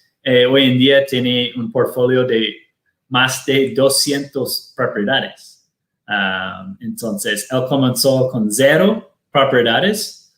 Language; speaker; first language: Spanish; non-native, fluent; Portuguese